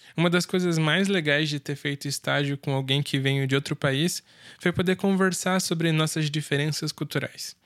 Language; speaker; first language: Portuguese; native; Portuguese